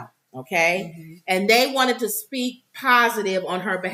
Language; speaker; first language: English; native; English